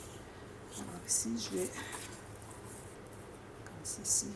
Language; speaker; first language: French; native; French